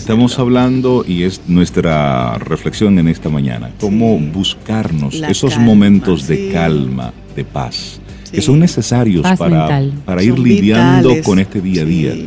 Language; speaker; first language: Spanish; native; Spanish